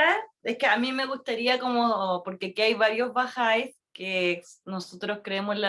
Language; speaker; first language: Spanish; native; Spanish